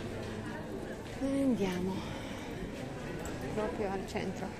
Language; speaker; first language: Italian; non-native, learner; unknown